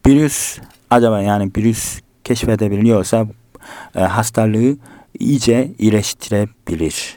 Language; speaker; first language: Turkish; non-native, learner; Korean